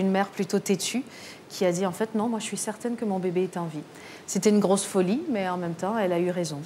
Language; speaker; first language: French; native; French